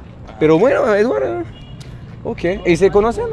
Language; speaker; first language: Spanish; non-native, learner; French